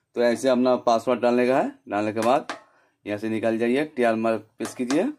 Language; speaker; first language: Hindi; non-native, local second language; Bangla